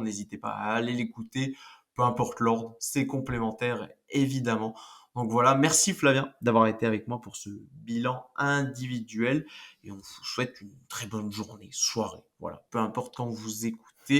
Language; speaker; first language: French; native; French